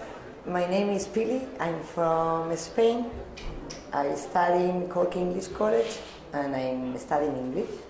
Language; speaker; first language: English; non-native, learner; Spanish